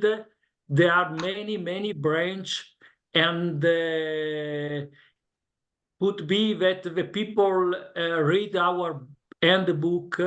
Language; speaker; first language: English; non-native, learner; Italian